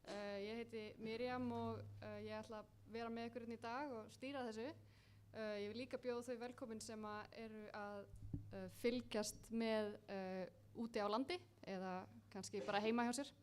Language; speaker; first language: Icelandic; native; Icelandic